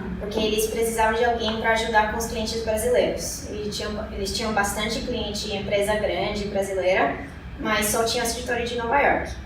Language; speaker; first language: Portuguese; non-native, fluent; English